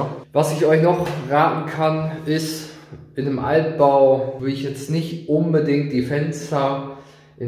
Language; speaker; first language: German; native; German